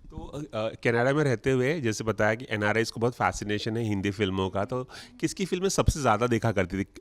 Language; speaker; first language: Hindi; native; Hindi